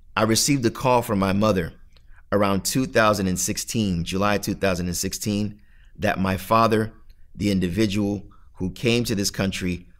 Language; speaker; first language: English; native; English